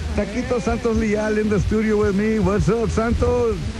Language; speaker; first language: English; early bilingual, other home language; Spanish